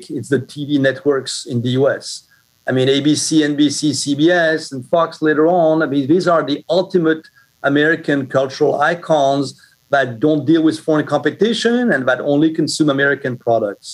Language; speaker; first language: English; non-native, fluent; French